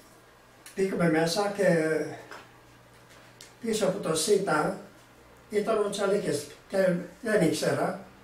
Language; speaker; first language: Greek; early bilingual, heritage; Greek